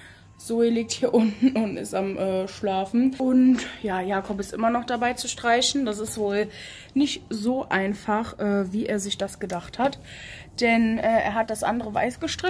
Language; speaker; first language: German; native; German